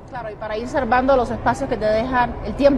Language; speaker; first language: Spanish; native; Spanish